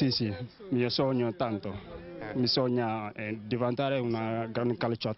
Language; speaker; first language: Italian; non-native, learner; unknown